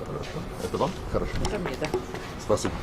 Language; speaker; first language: Russian; non-native, learner; English